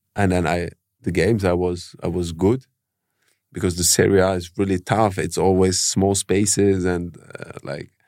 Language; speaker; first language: English; early bilingual, heritage; German